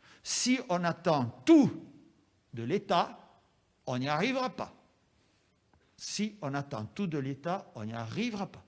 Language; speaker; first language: French; native; French